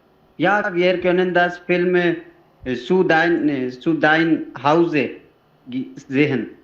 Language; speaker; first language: German; non-native, learner; Hindi